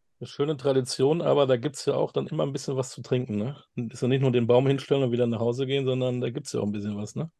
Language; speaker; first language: German; native; German